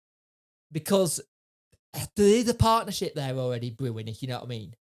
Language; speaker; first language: English; native; English